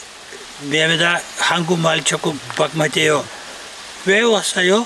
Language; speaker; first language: Korean; non-native, learner; Lithuanian